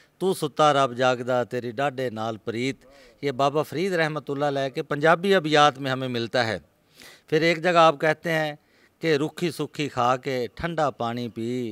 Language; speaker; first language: Urdu; non-native, local second language; Punjabi